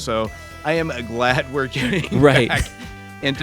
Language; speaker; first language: English; native; English